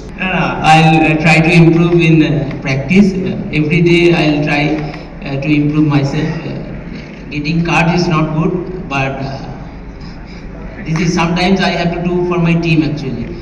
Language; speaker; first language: English; non-native, local second language; Bangla